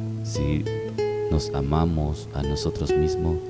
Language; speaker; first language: Spanish; native; Spanish